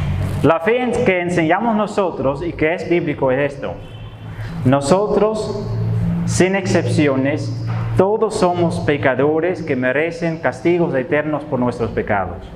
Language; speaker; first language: Spanish; non-native, fluent; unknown